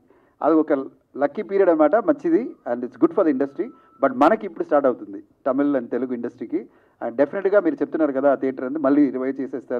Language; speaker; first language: Telugu; non-native, fluent; Tamil